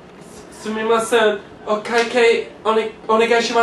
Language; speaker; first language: Japanese; non-native, learner; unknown